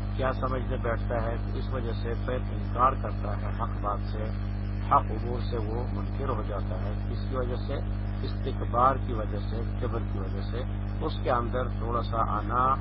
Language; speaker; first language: Urdu; non-native, local second language; Pashto